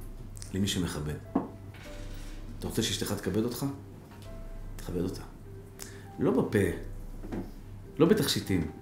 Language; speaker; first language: Hebrew; native; Hebrew